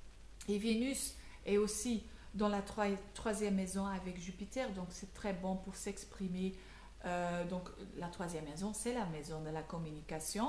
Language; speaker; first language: French; non-native, local second language; Dutch